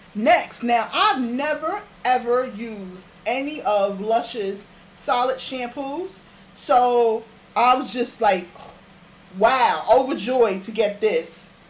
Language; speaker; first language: English; native; English